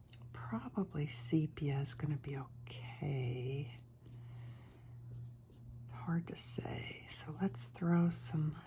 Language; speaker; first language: English; native; English